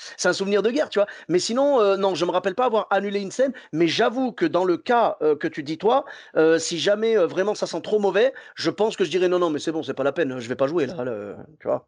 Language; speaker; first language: French; non-native, local second language; Arabic